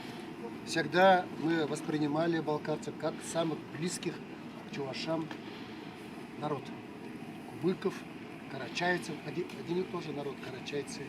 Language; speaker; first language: Russian; non-native, local second language; Chuvash